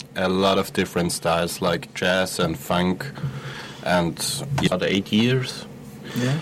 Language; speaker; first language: English; non-native, fluent; Spanish